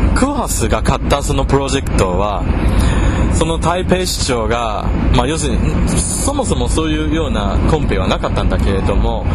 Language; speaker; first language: Japanese; non-native, fluent; Chinese